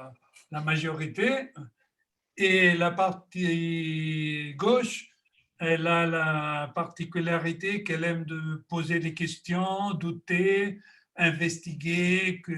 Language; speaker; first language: French; non-native, fluent; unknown